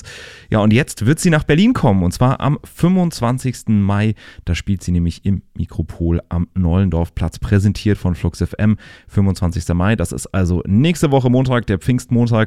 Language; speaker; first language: German; native; German